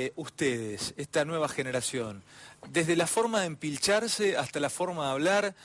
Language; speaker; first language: Spanish; native; Spanish